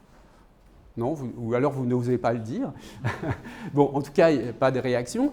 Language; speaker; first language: French; native; French